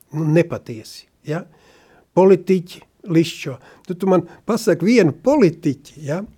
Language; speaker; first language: Latvian; native; Latvian